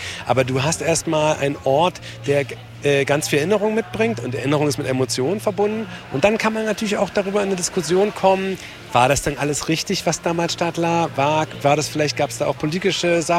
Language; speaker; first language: German; native; German